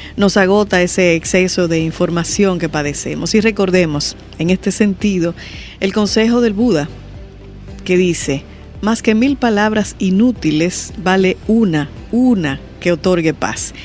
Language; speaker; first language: Spanish; native; Spanish